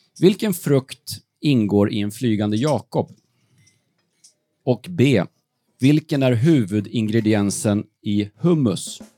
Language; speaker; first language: Swedish; native; Swedish